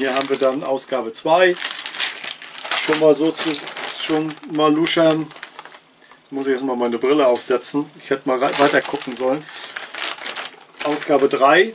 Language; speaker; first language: German; native; German